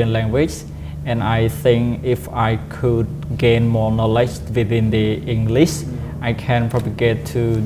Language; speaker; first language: English; non-native, fluent; Khmer